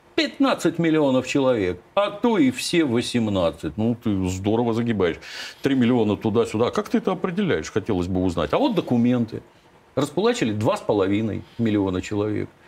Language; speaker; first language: Russian; native; Russian